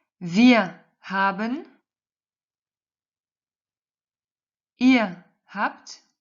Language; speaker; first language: German; non-native, fluent; French